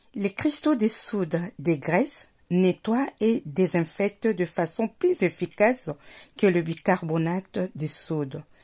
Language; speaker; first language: French; non-native, local second language; Lingala